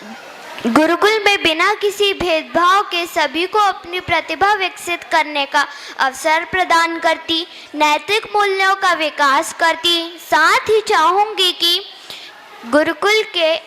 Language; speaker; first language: Hindi; native; Hindi